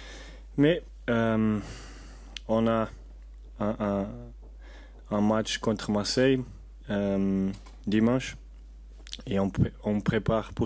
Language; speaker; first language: French; non-native, learner; Portuguese